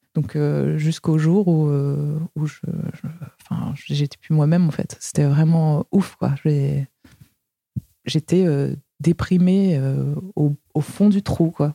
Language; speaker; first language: French; native; French